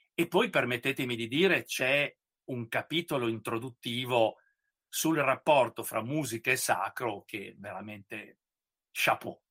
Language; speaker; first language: Italian; native; Italian